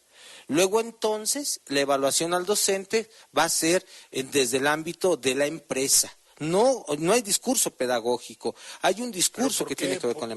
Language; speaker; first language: Spanish; native; Spanish